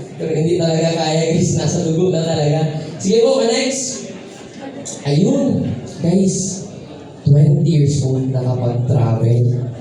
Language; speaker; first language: Filipino; non-native, local second language; Cebuano